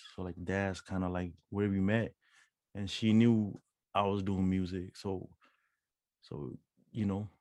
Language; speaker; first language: English; non-native, local second language; Punjabi